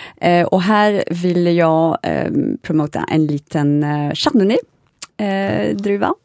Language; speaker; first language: Swedish; non-native, fluent; French